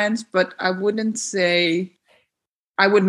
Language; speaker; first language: English; non-native, fluent; Dutch